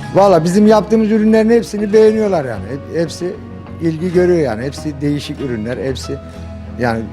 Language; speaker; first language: Turkish; native; Turkish